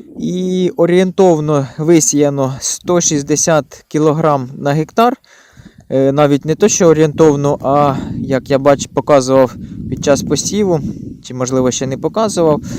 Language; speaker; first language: Ukrainian; native; Ukrainian